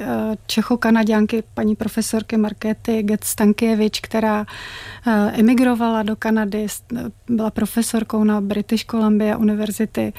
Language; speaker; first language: Czech; native; Czech